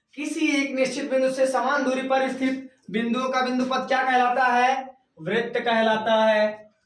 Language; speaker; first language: Hindi; native; Hindi